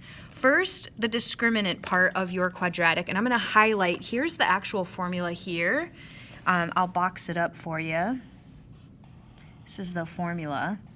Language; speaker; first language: English; native; English